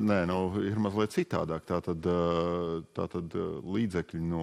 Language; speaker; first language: Latvian; native; Latvian